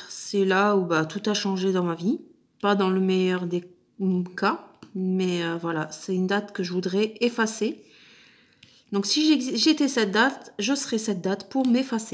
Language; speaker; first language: French; native; French